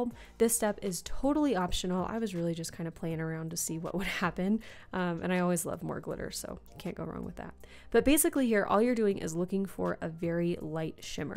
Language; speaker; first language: English; native; English